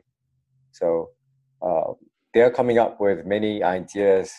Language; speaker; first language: English; native; English